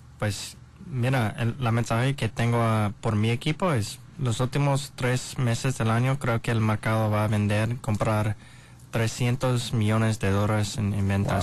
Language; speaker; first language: Spanish; non-native, learner; English